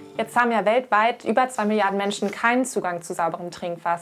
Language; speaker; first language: German; native; German